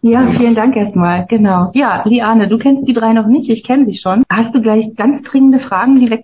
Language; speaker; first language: German; native; German